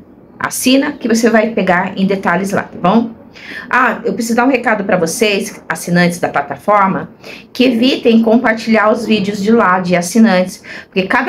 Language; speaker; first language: Portuguese; native; Portuguese